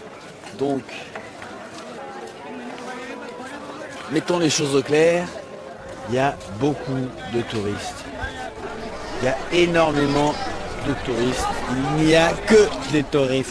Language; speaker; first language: French; native; French